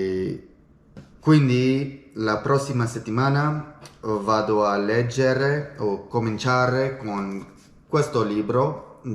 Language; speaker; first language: Italian; non-native, learner; English